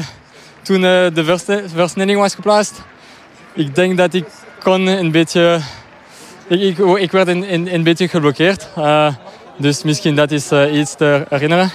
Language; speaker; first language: Dutch; non-native, local second language; French